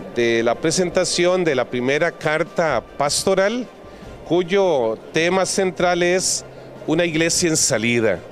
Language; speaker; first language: Spanish; native; Spanish